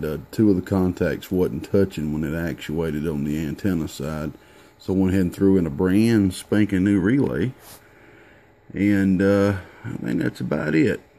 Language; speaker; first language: English; native; English